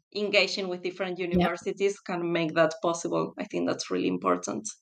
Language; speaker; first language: English; non-native, fluent; Spanish